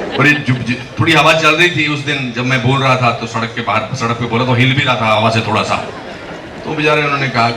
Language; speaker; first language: Hindi; native; Hindi